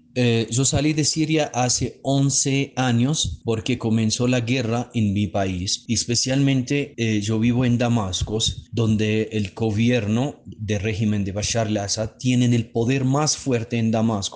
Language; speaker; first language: Spanish; non-native, fluent; Arabic